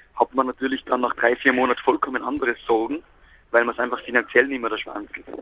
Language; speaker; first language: German; native; German